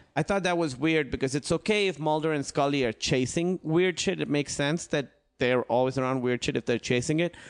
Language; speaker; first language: English; non-native, local second language; Urdu